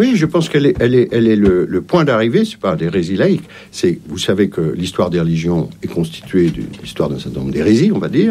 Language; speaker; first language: French; native; French